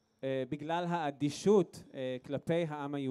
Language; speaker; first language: Hebrew; native; Hebrew